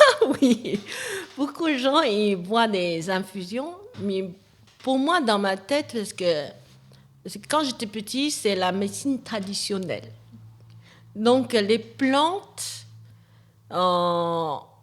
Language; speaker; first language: French; non-native, fluent; Chinese